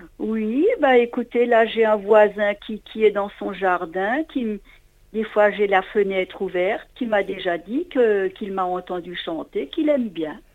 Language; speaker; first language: French; non-native, local second language; Swiss German